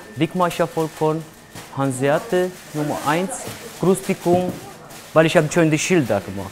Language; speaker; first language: German; non-native, learner; Romanian